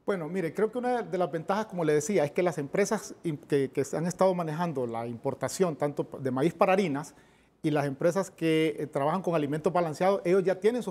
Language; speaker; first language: Spanish; native; Spanish